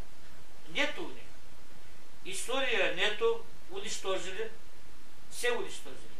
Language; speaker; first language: Russian; non-native, local second language; Gagauz